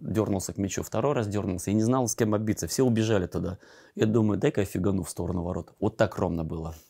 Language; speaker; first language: Russian; native; Russian